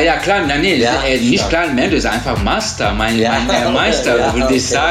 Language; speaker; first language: German; non-native, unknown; Turkish